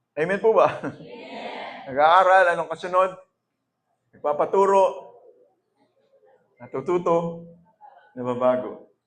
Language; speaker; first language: Filipino; native; Filipino